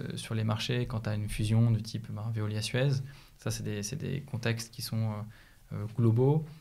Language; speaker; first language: French; native; French